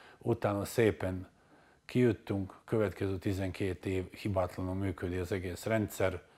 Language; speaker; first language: Hungarian; non-native, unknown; Serbian